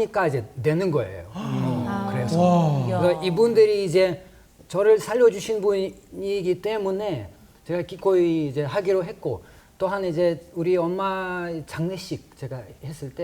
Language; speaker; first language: Korean; non-native, fluent; Russian